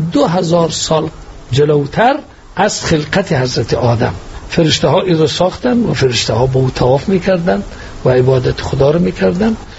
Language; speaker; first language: Persian; native; Persian